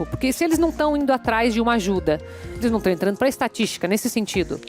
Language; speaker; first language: Portuguese; native; Portuguese